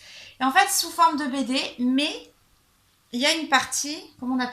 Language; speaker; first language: French; native; French